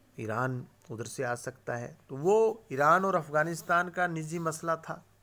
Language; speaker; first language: Hindi; native; Hindi